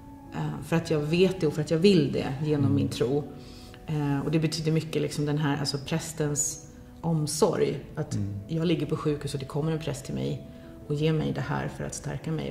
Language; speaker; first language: Swedish; native; Swedish